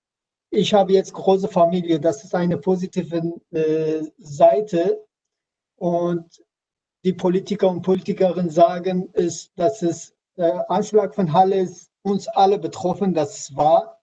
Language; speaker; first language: German; non-native, learner; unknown